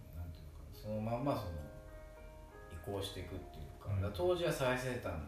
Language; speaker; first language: Japanese; native; Japanese